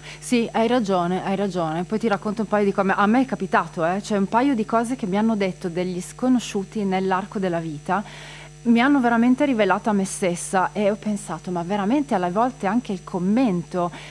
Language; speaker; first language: Italian; non-native, local second language; Friulian